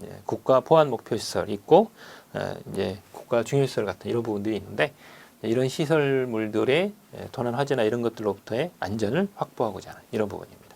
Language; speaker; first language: Korean; native; Korean